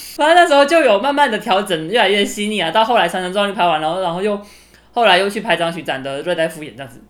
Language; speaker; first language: Chinese; native; Chinese